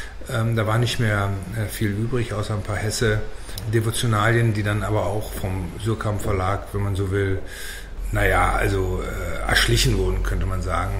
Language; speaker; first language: German; native; German